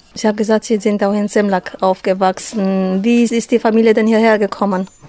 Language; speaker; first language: German; native; German